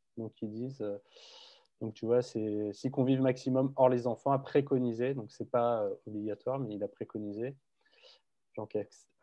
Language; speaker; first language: French; native; French